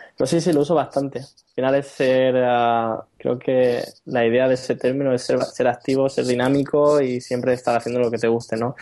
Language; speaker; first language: Spanish; native; Spanish